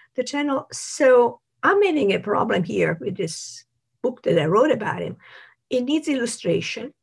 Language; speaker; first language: English; non-native, fluent; Italian